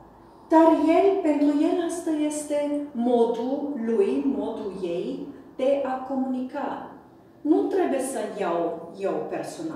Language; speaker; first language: Romanian; non-native, fluent; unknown